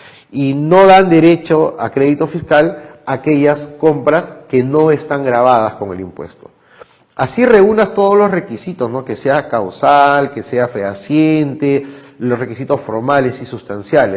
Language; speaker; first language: Spanish; native; Spanish